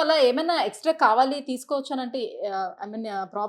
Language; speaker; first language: Telugu; native; Telugu